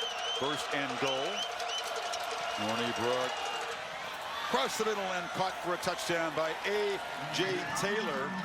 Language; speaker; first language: English; native; English